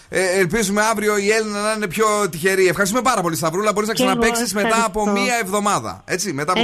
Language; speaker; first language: Greek; native; Greek